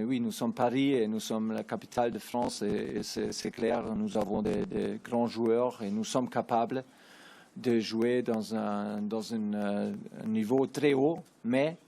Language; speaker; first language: French; non-native, learner; German